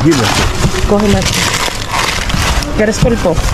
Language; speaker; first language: Spanish; non-native, learner; Filipino